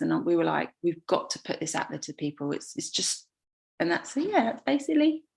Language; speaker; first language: English; native; English